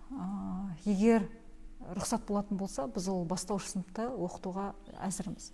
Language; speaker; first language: Kazakh; native; Kazakh